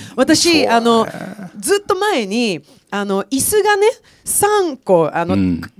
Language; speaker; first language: Japanese; non-native, fluent; Swedish